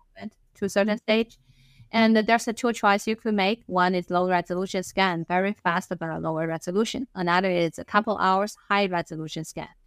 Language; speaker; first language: English; non-native, fluent; Chinese